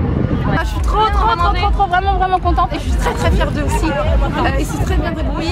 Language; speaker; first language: French; native; French